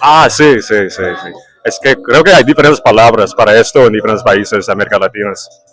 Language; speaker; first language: Spanish; non-native, learner; English